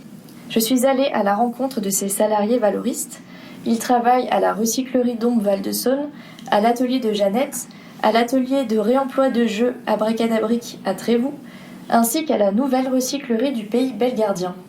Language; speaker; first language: French; native; French